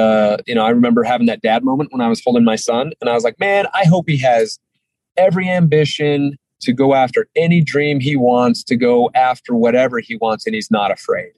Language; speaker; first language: English; native; English